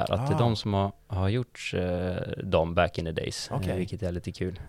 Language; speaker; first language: Swedish; native; Swedish